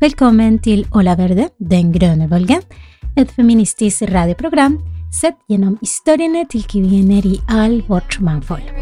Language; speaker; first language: Norwegian; non-native, fluent; Spanish